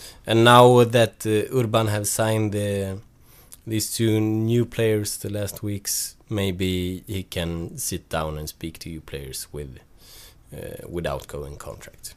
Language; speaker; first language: English; non-native, fluent; Swedish